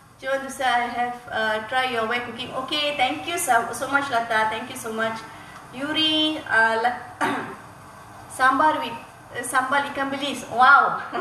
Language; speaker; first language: English; non-native, local second language; Tamil